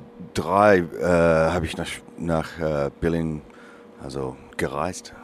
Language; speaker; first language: German; non-native, learner; English